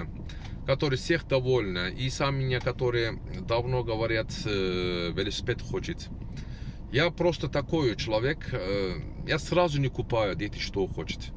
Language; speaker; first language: Russian; non-native, learner; Turkish